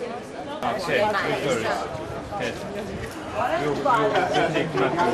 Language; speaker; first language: English; non-native, learner; Bosnian